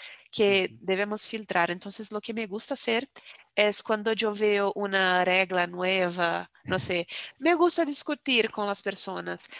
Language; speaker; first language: Spanish; non-native, fluent; Portuguese